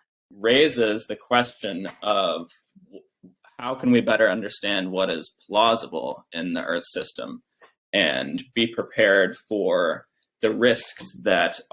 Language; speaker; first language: English; native; English